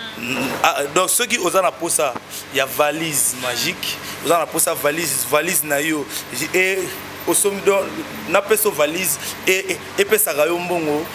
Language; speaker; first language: Lingala; non-native, local second language; Kongo